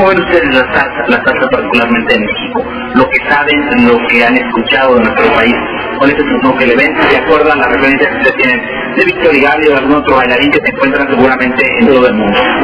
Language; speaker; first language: Spanish; native; Spanish